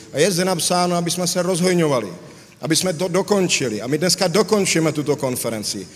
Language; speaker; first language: Czech; native; Czech